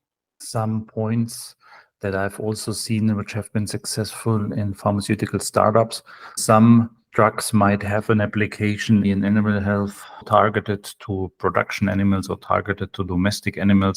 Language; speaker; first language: English; non-native, fluent; German